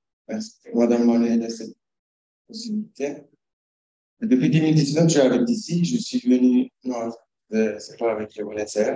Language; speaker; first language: French; non-native, learner; Kurdish